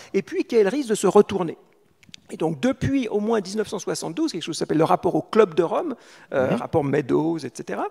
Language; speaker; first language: French; native; French